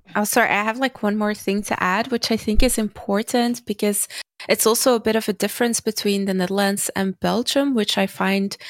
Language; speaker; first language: English; non-native, fluent; Dutch